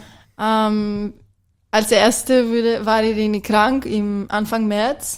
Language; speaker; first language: German; non-native, fluent; Greek